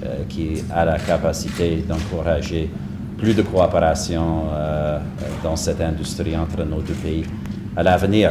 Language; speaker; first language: French; non-native, fluent; English